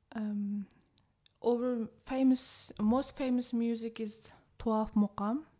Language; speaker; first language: English; non-native, learner; Chinese